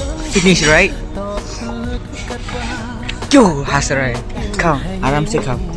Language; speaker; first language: Hindi; non-native, local second language; Khasi